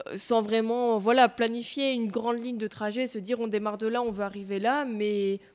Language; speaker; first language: French; native; French